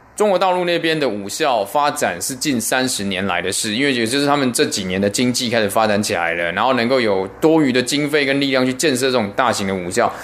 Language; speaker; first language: Chinese; native; Chinese